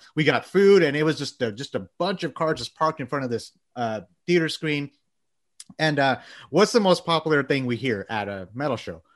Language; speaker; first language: English; early bilingual, other home language; Bangla